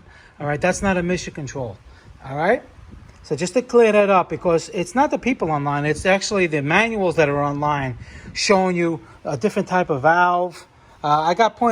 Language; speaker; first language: English; native; English